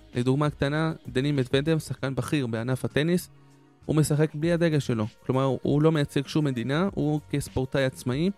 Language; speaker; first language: Hebrew; native; Hebrew